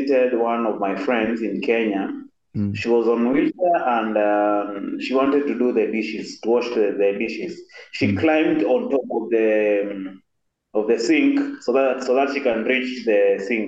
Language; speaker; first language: English; non-native, local second language; Kamba